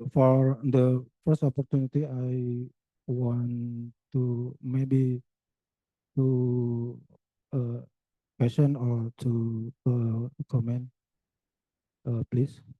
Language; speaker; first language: English; non-native, learner; Indonesian